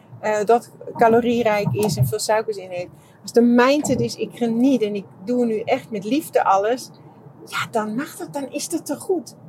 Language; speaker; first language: Dutch; non-native, fluent; Czech